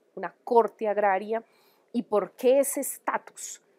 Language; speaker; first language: Spanish; native; Spanish